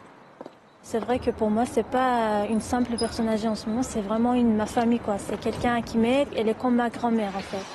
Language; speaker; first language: French; non-native, learner; Persian